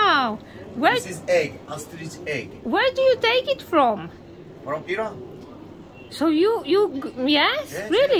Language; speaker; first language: English; non-native, fluent; Polish